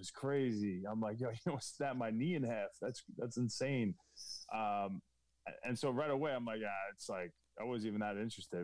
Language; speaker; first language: English; native; English